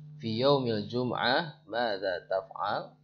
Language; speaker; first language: Arabic; non-native, fluent; Indonesian